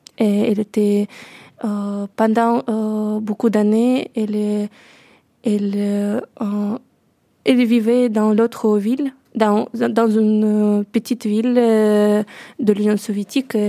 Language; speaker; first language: French; non-native, learner; Russian